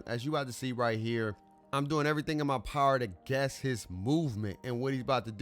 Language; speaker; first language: English; native; English